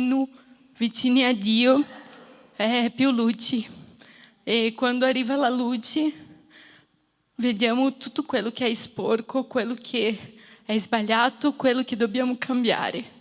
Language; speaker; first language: Italian; non-native, fluent; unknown